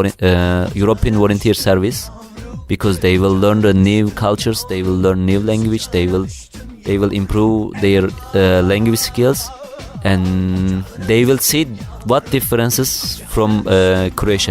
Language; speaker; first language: English; non-native, learner; Turkish